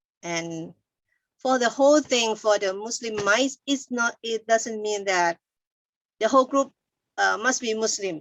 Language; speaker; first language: English; non-native, fluent; Thai